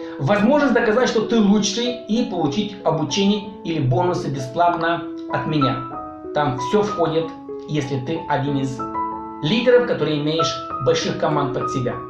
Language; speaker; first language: Russian; non-native, local second language; Romanian